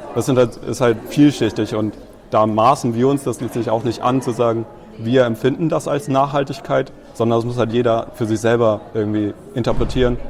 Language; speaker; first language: German; native; German